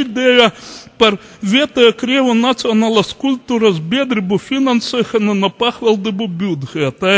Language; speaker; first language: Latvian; non-native, local second language; Russian